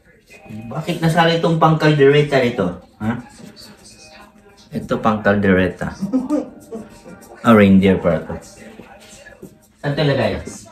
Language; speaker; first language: Filipino; non-native, local second language; Cebuano